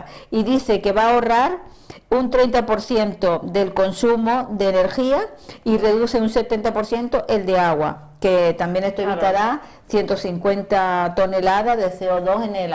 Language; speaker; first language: Spanish; native; Spanish